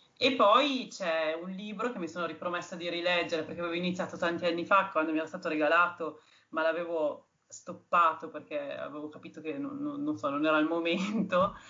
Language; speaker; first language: Italian; native; Italian